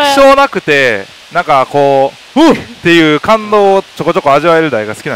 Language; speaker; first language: Japanese; native; Japanese